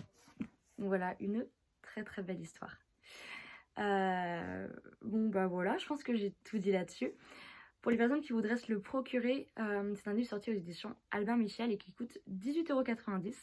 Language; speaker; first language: French; native; French